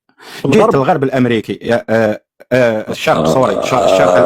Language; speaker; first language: Arabic; native; Arabic